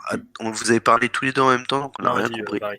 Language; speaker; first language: French; native; French